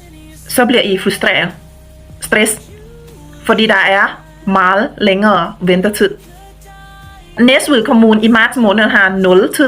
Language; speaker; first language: Danish; non-native, fluent; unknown